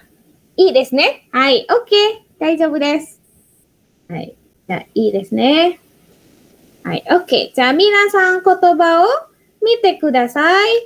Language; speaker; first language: Japanese; non-native, fluent; Indonesian